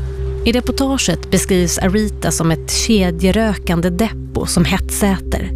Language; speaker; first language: Swedish; native; Swedish